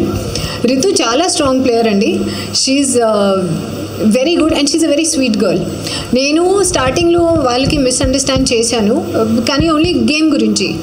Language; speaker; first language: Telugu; non-native, learner; Hindi